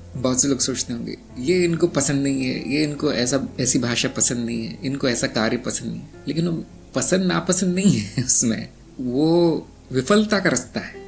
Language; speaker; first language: Hindi; native; Hindi